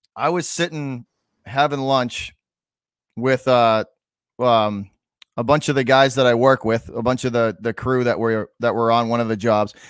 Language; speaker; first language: English; native; English